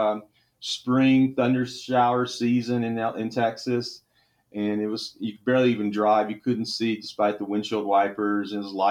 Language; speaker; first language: English; native; English